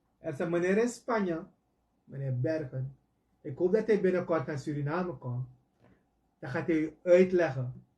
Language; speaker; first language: Dutch; native; Dutch